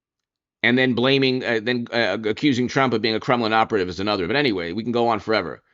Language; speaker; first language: English; native; English